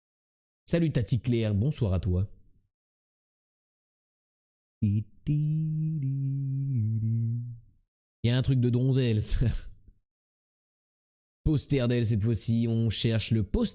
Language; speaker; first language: French; native; French